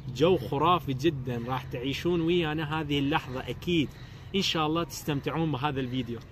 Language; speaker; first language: Arabic; non-native, local second language; Azerbaijani